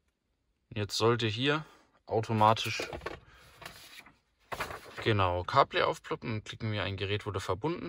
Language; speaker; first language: German; native; German